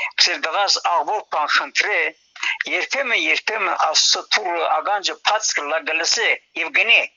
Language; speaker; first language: Armenian; early bilingual, heritage; Armenian